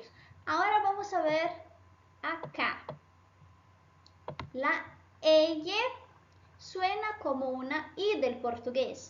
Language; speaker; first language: Spanish; non-native, fluent; Portuguese